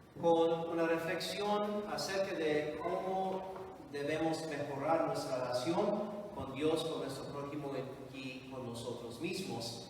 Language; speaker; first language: Spanish; non-native, fluent; English